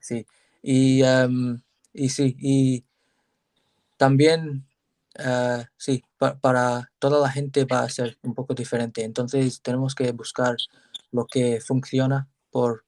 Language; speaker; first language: Spanish; non-native, learner; English